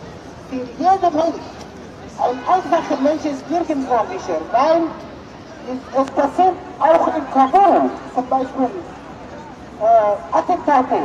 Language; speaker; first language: German; non-native, learner; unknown